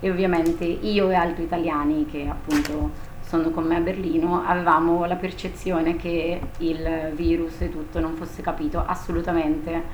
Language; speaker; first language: Italian; native; Italian